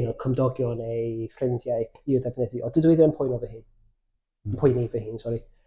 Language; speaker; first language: Welsh; non-native, fluent; English